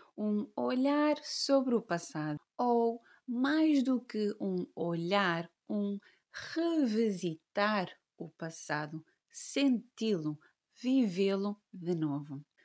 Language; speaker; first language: Portuguese; native; Portuguese